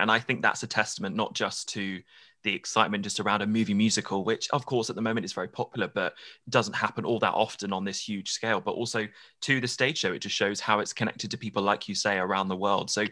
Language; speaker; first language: English; native; English